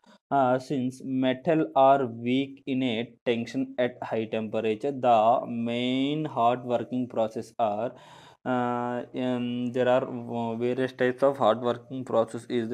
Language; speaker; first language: English; non-native, local second language; Telugu